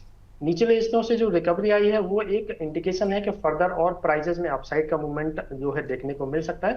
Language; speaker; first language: Hindi; native; Hindi